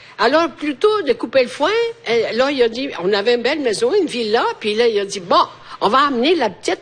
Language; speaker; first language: French; non-native, fluent; Italian